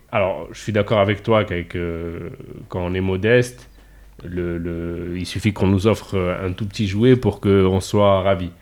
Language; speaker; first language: French; native; French